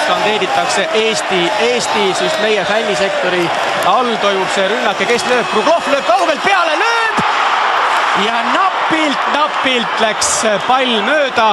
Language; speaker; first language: Estonian; native; Estonian